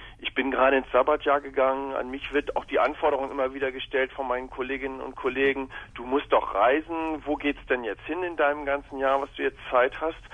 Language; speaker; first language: German; native; German